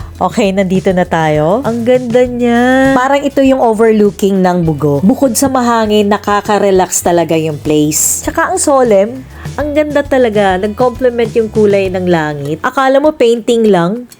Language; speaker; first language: Filipino; native; Filipino